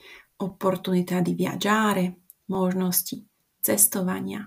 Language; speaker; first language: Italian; non-native, fluent; Slovak